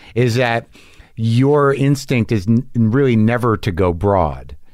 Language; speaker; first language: English; native; English